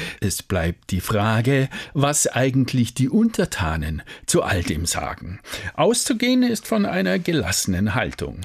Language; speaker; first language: German; native; German